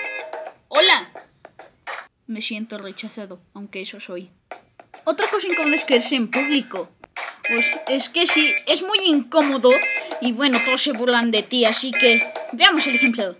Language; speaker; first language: Spanish; native; Spanish